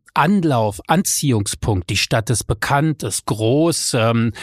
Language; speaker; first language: German; native; German